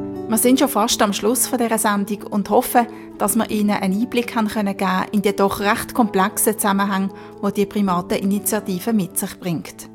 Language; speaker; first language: German; native; German